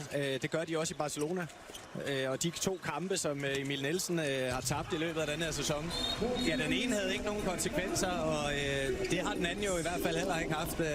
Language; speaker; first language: Danish; native; Danish